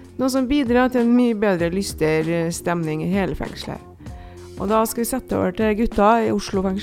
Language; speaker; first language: Norwegian; native; Norwegian